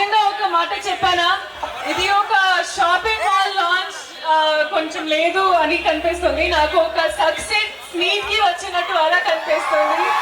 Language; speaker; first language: Telugu; non-native, local second language; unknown